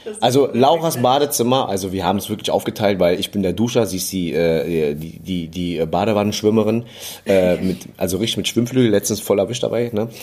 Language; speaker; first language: German; early bilingual, other home language; English